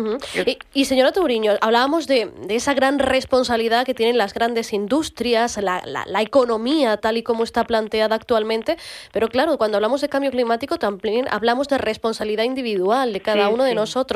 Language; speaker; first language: Spanish; native; Spanish